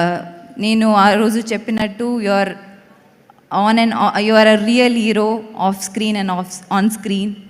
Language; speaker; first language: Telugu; non-native, fluent; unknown